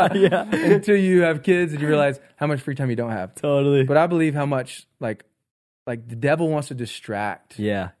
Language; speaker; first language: English; native; English